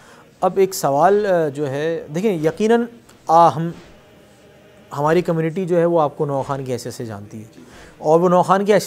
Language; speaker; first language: Urdu; native; Urdu